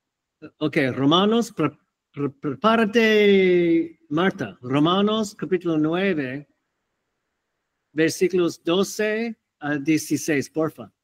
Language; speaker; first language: Spanish; non-native, fluent; English